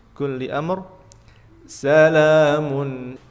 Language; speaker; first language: Arabic; non-native, fluent; Indonesian